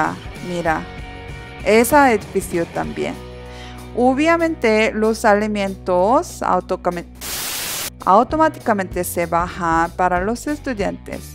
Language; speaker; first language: Spanish; non-native, learner; Korean